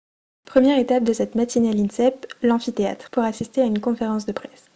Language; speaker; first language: French; native; French